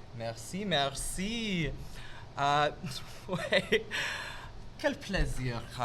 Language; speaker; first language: French; non-native, local second language; English